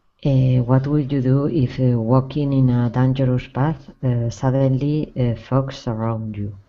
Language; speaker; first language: English; non-native, learner; Spanish